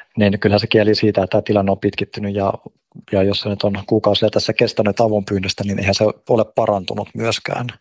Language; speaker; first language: Finnish; native; Finnish